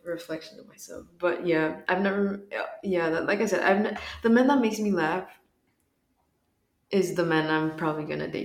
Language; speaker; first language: English; early bilingual, other home language; Spanish